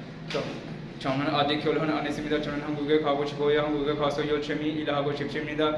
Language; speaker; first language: Korean; non-native, learner; Punjabi